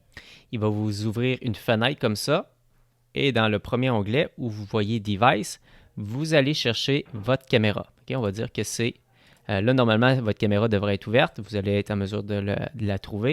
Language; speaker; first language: French; native; French